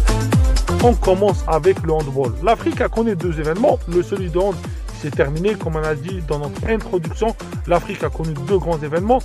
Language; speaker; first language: French; non-native, local second language; Arabic